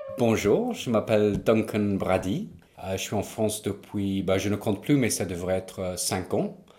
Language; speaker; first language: French; non-native, fluent; English